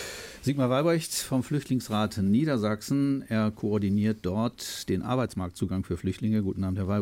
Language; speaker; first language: German; native; German